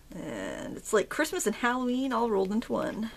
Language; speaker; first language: English; native; English